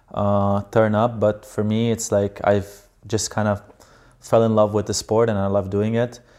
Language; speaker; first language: English; non-native, fluent; Slovenian